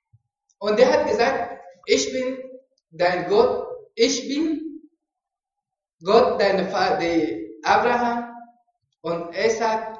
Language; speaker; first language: German; non-native, learner; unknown